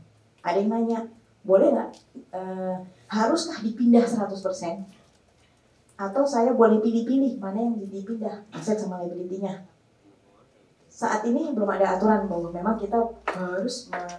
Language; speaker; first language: Indonesian; native; Indonesian